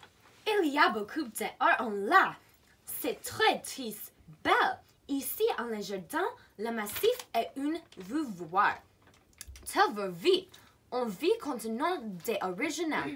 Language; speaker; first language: French; non-native, learner; English